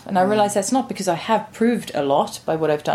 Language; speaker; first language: English; native; English